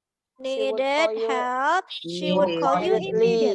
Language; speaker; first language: English; non-native, fluent; Indonesian